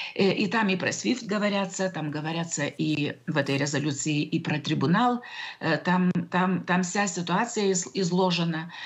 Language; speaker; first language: Russian; non-native, local second language; Lithuanian